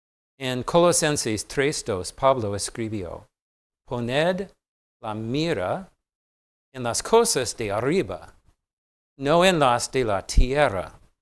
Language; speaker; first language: Spanish; non-native, fluent; English